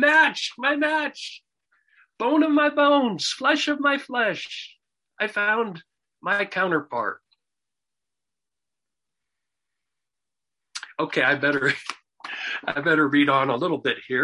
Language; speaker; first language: English; native; English